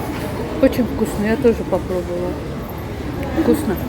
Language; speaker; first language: Russian; non-native, fluent; Azerbaijani